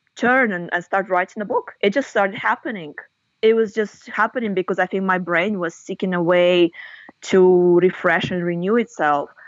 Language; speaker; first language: English; non-native, fluent; Russian